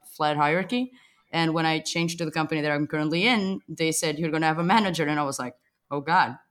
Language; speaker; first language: English; non-native, fluent; Portuguese